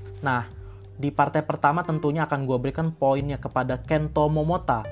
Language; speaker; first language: Indonesian; native; Indonesian